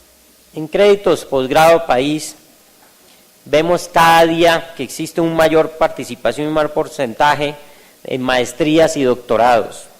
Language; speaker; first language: Spanish; native; Spanish